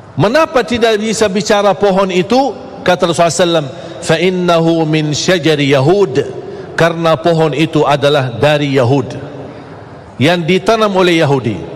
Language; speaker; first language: Malay; non-native, fluent; Arabic